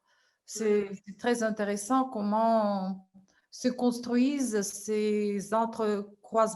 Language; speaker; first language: French; non-native, fluent; Russian